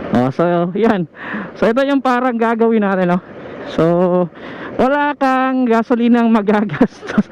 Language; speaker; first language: Filipino; non-native, local second language; Cebuano